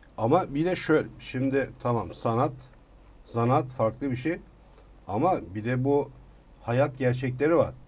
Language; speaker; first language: Turkish; native; Turkish